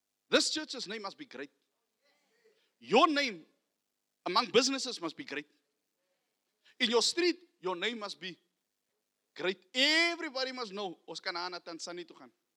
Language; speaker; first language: English; non-native, local second language; Afrikaans